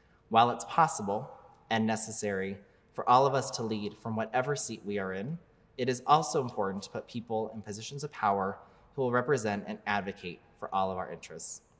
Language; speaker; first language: English; native; English